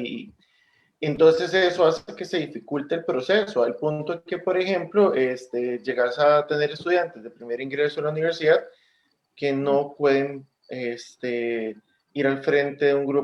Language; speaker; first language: Spanish; native; Spanish